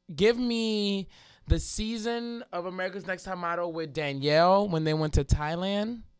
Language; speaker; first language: English; native; English